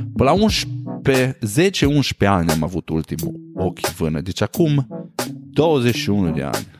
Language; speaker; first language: Romanian; native; Romanian